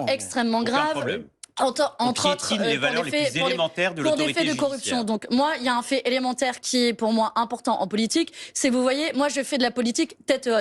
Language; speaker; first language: French; native; French